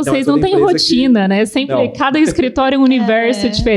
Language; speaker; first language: Portuguese; native; Portuguese